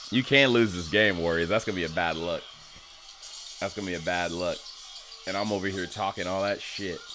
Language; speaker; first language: English; native; English